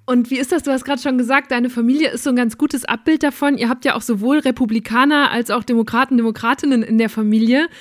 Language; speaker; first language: German; native; German